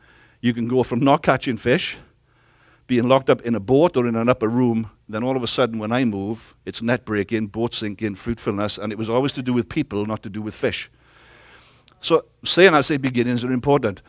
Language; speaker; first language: English; native; English